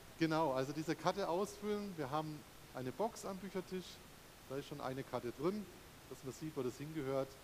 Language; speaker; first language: German; native; German